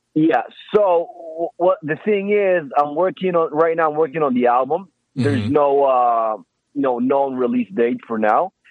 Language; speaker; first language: English; non-native, fluent; Hebrew